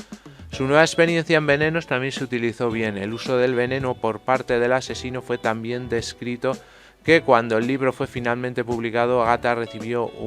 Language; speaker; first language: Spanish; native; Spanish